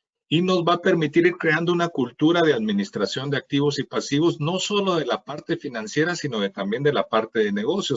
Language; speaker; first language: Spanish; native; Spanish